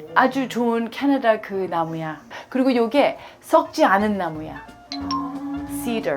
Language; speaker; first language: Korean; early bilingual, heritage; Korean